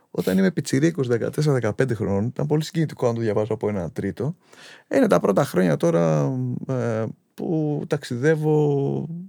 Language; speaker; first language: Greek; native; Greek